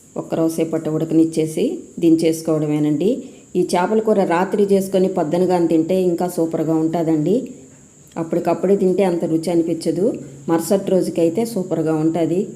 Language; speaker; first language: Telugu; native; Telugu